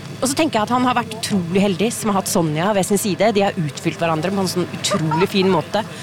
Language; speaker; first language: Norwegian; native; Norwegian